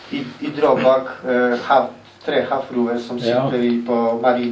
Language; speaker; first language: Norwegian; non-native, learner; Polish